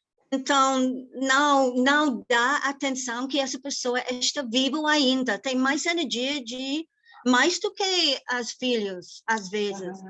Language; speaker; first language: Portuguese; non-native, fluent; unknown